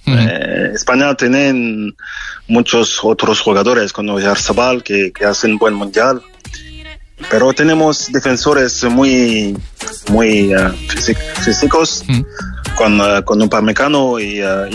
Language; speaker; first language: Spanish; non-native, fluent; French